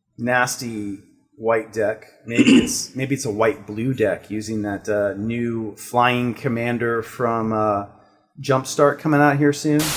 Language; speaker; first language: English; native; English